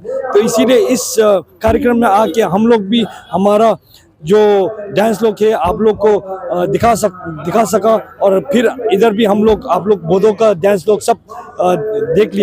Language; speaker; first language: Hindi; non-native, fluent; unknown